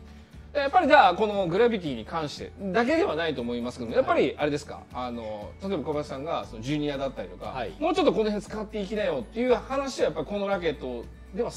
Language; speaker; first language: Japanese; native; Japanese